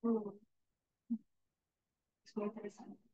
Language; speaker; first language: Spanish; non-native, learner; Russian